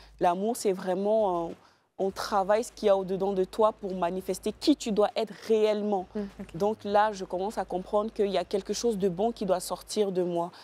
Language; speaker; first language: French; native; French